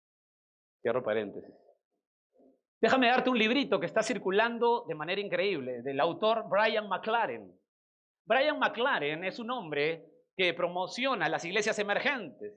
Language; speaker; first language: Spanish; native; Spanish